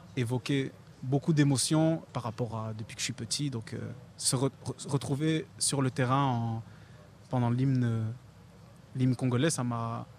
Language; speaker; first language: French; native; French